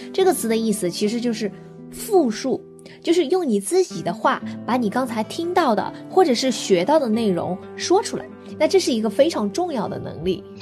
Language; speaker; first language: Chinese; native; Chinese